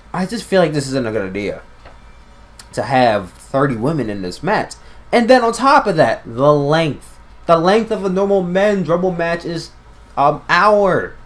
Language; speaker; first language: English; native; English